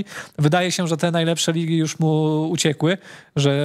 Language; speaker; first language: Polish; native; Polish